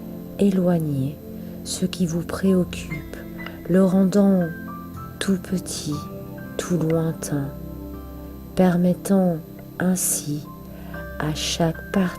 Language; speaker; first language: French; native; French